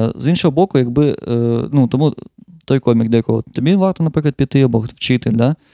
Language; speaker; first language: Ukrainian; non-native, local second language; Russian